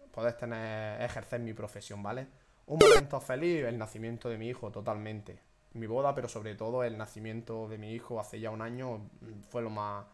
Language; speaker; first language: Spanish; native; Spanish